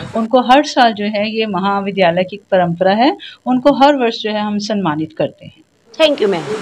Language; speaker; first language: Hindi; non-native, local second language; Punjabi